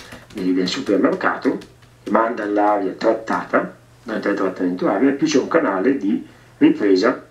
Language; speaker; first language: Italian; native; Italian